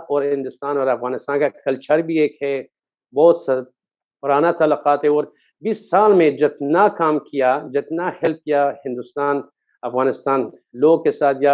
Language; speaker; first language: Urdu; non-native, fluent; Persian